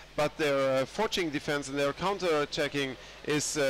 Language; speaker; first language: English; non-native, fluent; German